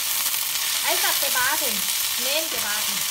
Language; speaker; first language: German; non-native, learner; Thai